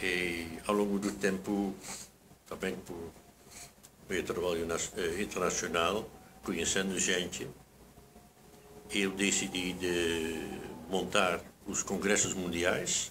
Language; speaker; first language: Portuguese; non-native, fluent; Dutch